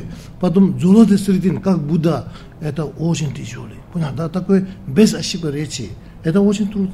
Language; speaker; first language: Russian; non-native, learner; Tibetan